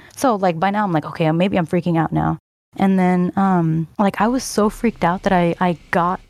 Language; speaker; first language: English; native; English